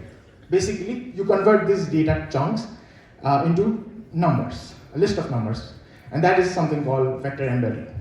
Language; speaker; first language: English; non-native, local second language; Nepali